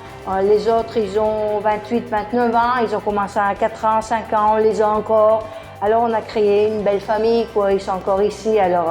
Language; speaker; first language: French; early bilingual, other home language; Italian